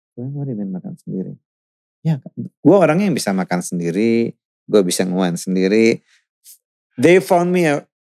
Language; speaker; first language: Indonesian; native; Indonesian